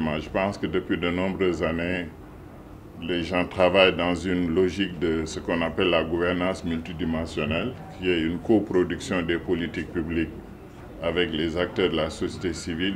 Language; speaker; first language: French; non-native, local second language; Wolof